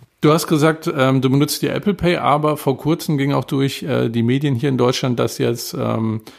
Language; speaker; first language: German; native; German